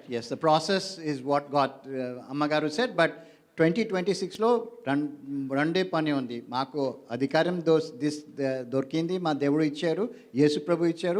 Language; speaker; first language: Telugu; non-native, learner; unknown